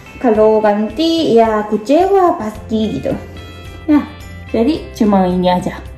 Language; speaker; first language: Indonesian; non-native, learner; Japanese